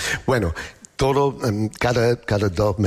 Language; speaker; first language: Spanish; non-native, learner; English